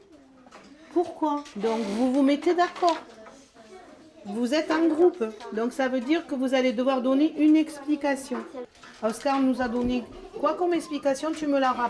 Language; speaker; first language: French; native; French